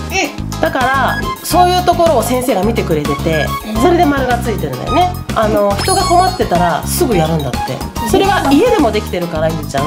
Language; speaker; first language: Japanese; native; Japanese